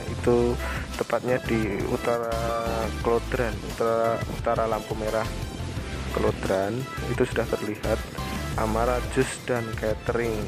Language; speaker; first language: Indonesian; non-native, local second language; Javanese